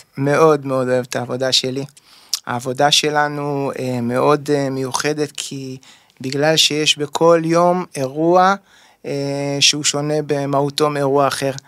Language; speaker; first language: Hebrew; native; Hebrew